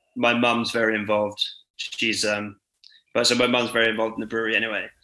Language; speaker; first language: English; native; English